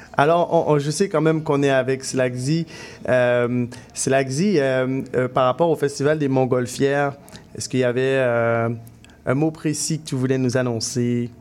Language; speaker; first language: French; native; French